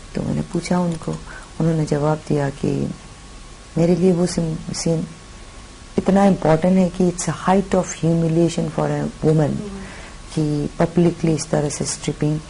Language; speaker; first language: Hindi; non-native, local second language; Bangla